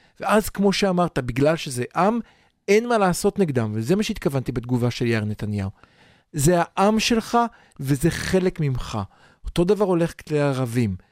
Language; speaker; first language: Hebrew; native; Hebrew